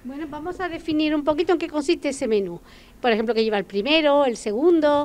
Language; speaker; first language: Spanish; native; Spanish